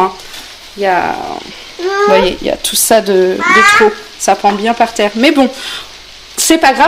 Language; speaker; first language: French; native; French